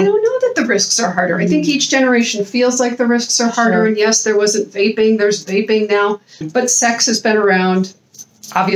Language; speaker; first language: English; native; English